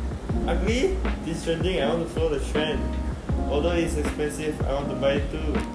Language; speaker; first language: English; non-native, local second language; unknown